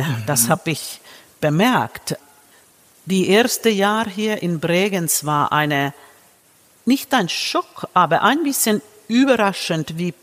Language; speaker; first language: German; non-native, fluent; Finnish